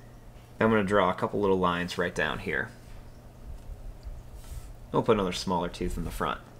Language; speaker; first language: English; native; English